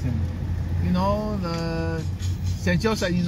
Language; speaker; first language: English; non-native, learner; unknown